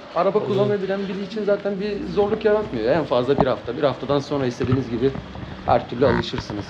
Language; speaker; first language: Turkish; native; Turkish